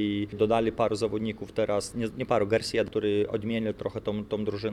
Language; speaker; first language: Polish; non-native, fluent; Lithuanian